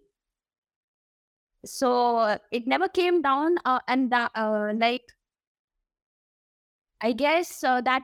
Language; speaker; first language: English; non-native, local second language; Malayalam